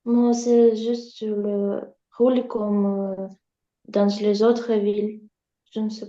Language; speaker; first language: French; non-native, learner; Russian